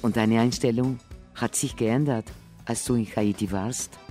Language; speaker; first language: German; early bilingual, other home language; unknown